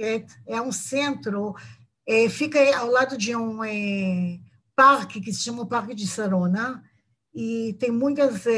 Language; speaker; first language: Portuguese; non-native, fluent; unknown